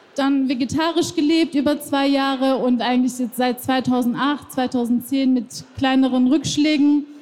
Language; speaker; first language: German; non-native, fluent; Persian